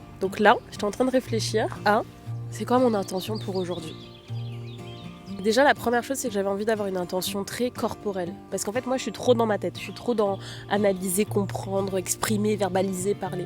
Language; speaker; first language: French; native; French